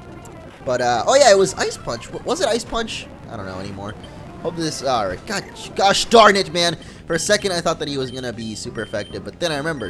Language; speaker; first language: English; native; English